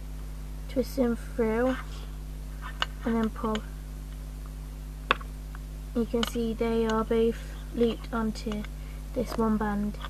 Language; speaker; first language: English; native; English